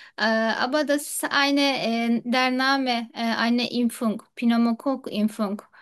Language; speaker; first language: German; non-native, learner; Turkish